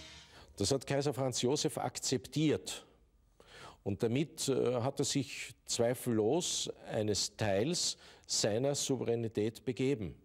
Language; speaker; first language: German; native; German